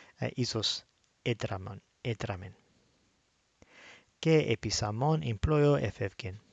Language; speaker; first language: Greek; non-native, fluent; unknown